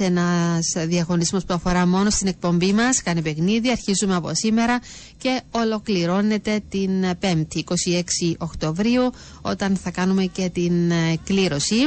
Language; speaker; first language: Greek; native; Greek